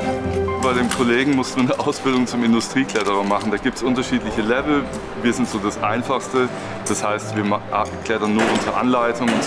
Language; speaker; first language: German; native; German